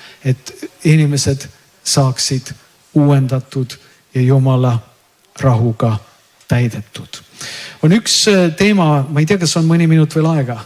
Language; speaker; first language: Estonian; native; Estonian